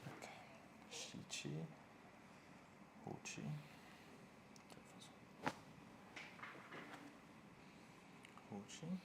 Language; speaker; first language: Chinese; non-native, learner; English